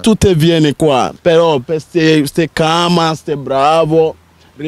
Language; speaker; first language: Italian; non-native, learner; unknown